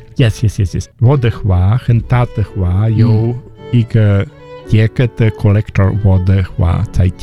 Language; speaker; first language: Chinese; non-native, learner; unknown